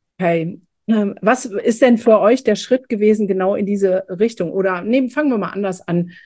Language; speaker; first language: German; native; German